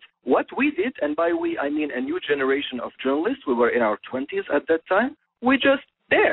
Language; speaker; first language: English; non-native, fluent; Arabic